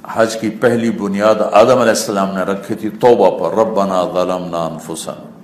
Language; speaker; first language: Urdu; non-native, local second language; Punjabi